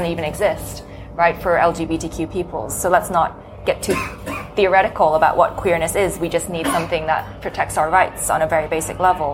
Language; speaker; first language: English; non-native, local second language; Cantonese